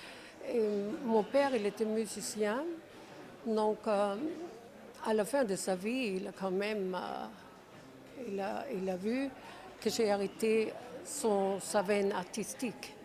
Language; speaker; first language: French; non-native, fluent; Czech